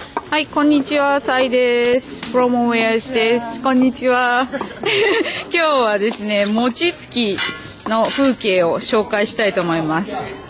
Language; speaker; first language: Japanese; native; Japanese